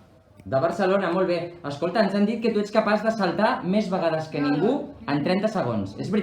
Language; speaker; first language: Catalan; native; Catalan